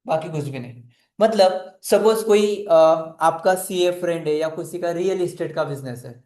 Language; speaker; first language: Hindi; non-native, local second language; Marathi